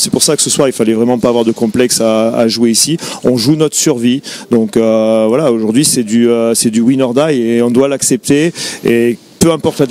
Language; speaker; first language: French; native; French